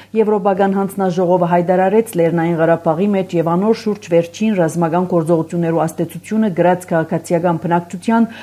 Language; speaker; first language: Armenian; early bilingual, heritage; Armenian